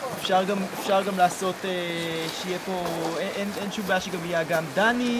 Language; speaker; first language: Hebrew; native; Hebrew